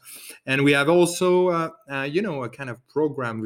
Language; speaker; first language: English; non-native, fluent; French